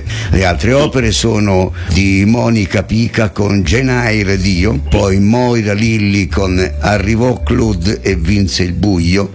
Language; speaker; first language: Italian; native; Italian